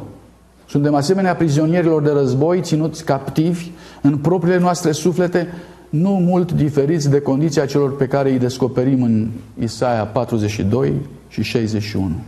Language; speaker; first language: Romanian; native; Romanian